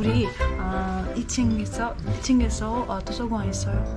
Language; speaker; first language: Korean; non-native, learner; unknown